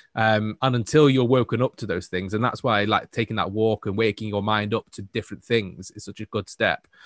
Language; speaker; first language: English; native; English